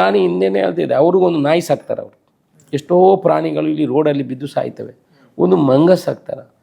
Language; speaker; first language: Kannada; non-native, local second language; Tulu